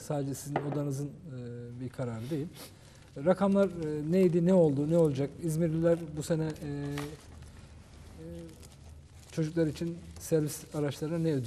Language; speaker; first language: Turkish; native; Turkish